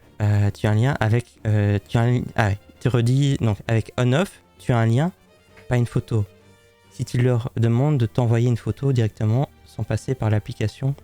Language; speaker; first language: French; native; French